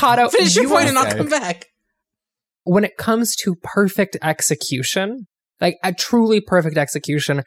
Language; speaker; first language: English; native; English